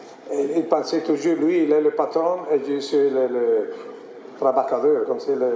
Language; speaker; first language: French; non-native, fluent; Italian